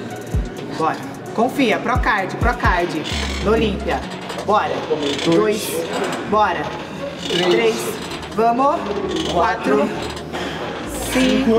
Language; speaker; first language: Portuguese; native; Portuguese